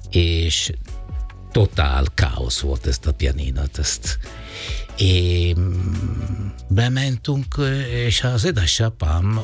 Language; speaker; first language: Hungarian; non-native, fluent; Italian